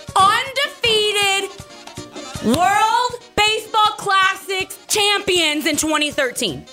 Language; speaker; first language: English; early bilingual, other home language; Spanish